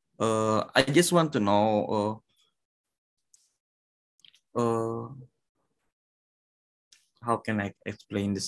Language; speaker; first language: English; non-native, learner; Indonesian